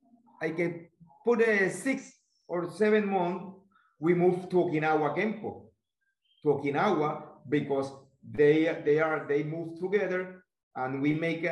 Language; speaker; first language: English; non-native, learner; Spanish